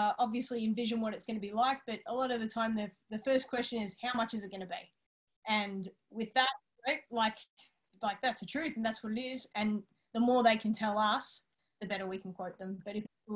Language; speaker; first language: English; native; English